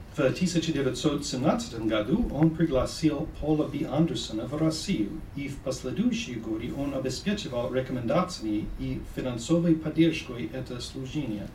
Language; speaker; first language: Russian; non-native, fluent; English